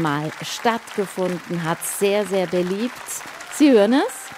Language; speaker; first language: German; native; German